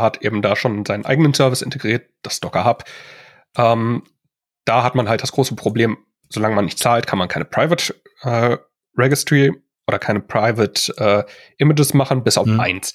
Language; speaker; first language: German; native; German